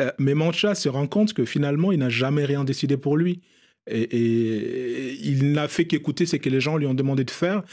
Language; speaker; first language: French; non-native, local second language; Bambara